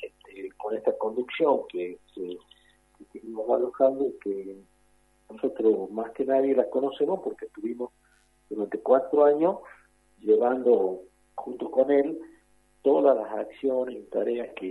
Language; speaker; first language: Spanish; native; Spanish